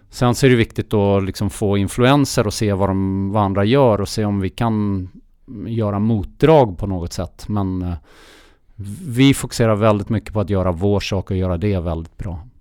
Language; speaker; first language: Swedish; early bilingual, heritage; Swedish